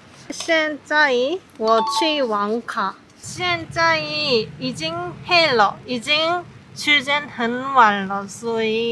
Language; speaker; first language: Chinese; non-native, learner; Korean